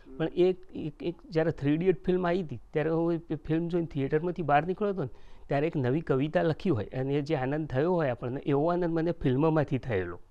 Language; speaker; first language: Gujarati; native; Gujarati